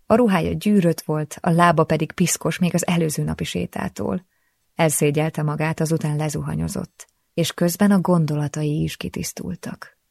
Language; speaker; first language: Hungarian; native; Hungarian